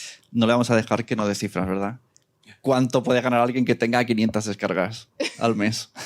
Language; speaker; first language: Spanish; native; Spanish